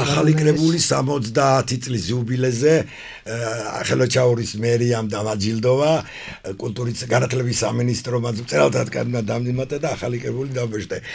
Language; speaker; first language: Georgian; non-native, local second language; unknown